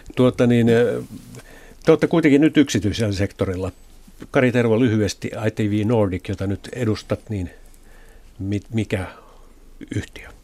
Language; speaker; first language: Finnish; native; Finnish